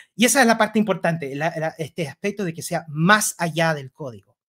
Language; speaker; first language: Spanish; native; Spanish